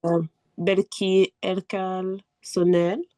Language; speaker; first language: Turkish; non-native, learner; French